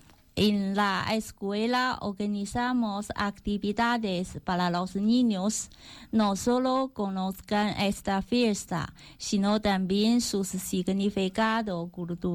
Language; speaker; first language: Spanish; non-native, learner; Chinese